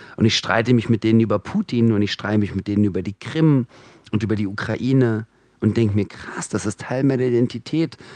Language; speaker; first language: German; early bilingual, other home language; Russian